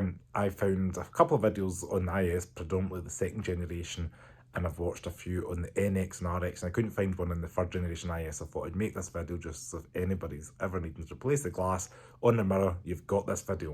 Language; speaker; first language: English; native; English